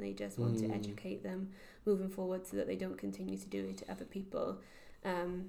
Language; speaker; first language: English; native; English